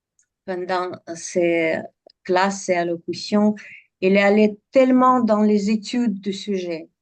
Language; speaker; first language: French; non-native, fluent; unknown